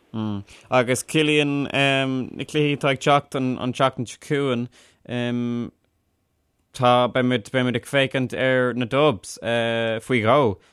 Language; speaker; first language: Irish; native; Irish